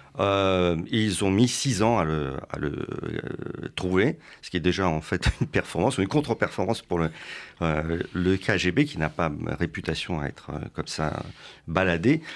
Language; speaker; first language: French; early bilingual, other home language; Russian